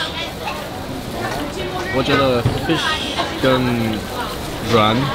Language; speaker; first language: Chinese; non-native, learner; English